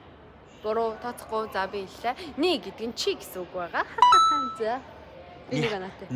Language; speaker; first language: Mongolian; native; Mongolian